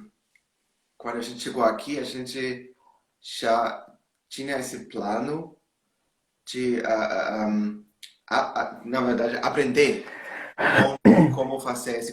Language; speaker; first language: Portuguese; non-native, learner; German